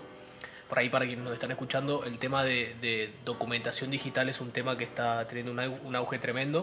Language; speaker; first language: Spanish; native; Spanish